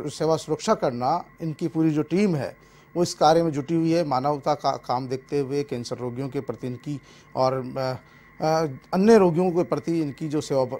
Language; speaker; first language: Hindi; native; Hindi